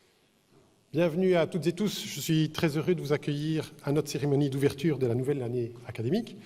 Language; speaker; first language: French; native; French